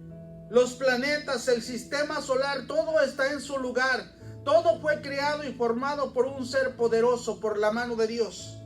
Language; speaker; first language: Spanish; native; Spanish